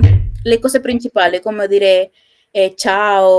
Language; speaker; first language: Italian; non-native, learner; Spanish